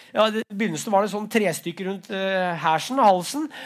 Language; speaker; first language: Norwegian; native; Norwegian